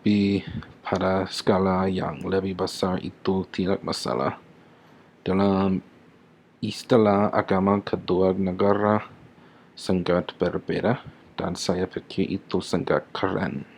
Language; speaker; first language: Indonesian; non-native, learner; English